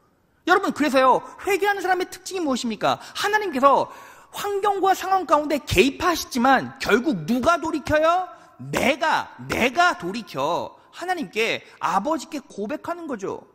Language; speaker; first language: Korean; native; Korean